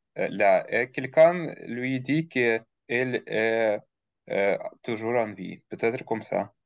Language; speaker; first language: French; non-native, learner; Russian